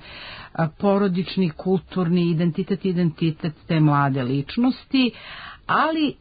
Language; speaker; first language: Serbian; native; Serbian